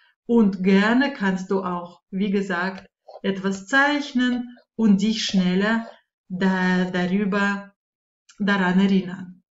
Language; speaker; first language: German; non-native, fluent; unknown